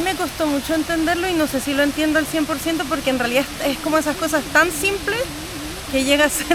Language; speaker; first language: Spanish; native; Spanish